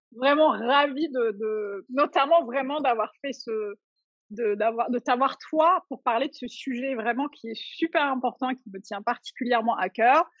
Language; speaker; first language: French; non-native, local second language; Arabic